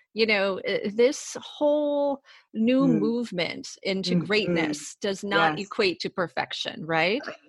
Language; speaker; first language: English; native; English